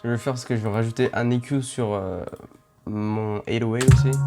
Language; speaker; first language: French; native; French